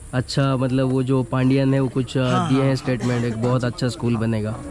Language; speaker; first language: Hindi; non-native, local second language; Odia